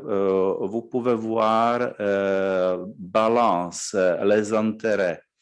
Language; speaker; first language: French; non-native, fluent; Czech